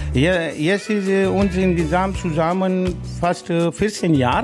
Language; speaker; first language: German; non-native, learner; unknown